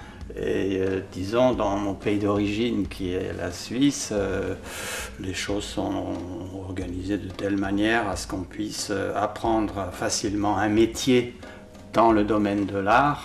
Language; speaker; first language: French; native; French